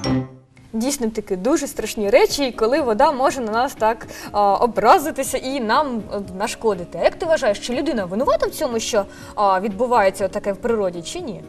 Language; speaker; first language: Ukrainian; native; Ukrainian